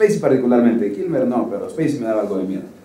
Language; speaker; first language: Spanish; native; Spanish